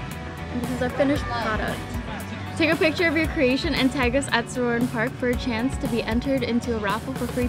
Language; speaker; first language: English; native; English